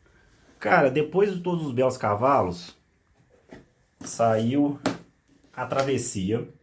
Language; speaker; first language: Portuguese; native; Portuguese